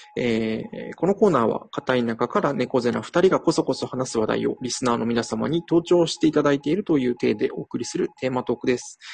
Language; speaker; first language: Japanese; native; Japanese